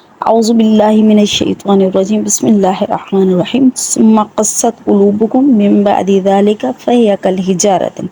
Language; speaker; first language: Urdu; non-native, local second language; Sindhi